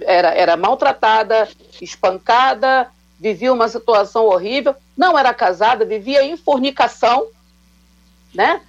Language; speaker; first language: Portuguese; native; Portuguese